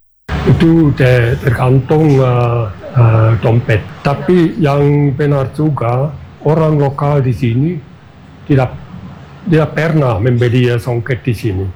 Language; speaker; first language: Indonesian; non-native, fluent; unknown